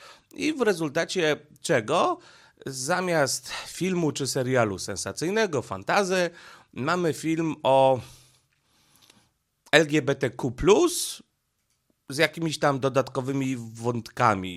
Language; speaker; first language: Polish; native; Polish